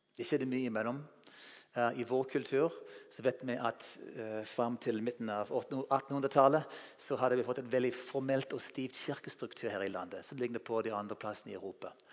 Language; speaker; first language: Norwegian; non-native, fluent; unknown